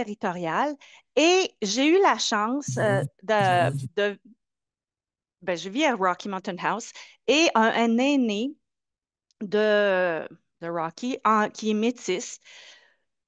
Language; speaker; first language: French; native; French